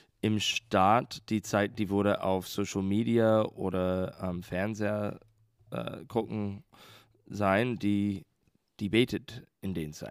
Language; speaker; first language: German; non-native, fluent; English